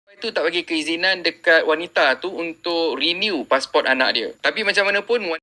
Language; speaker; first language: Malay; native; Malay